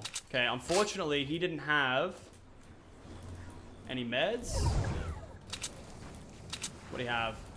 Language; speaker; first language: English; native; English